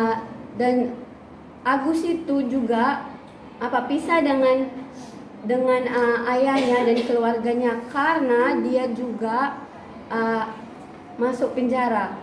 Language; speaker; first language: Indonesian; non-native, learner; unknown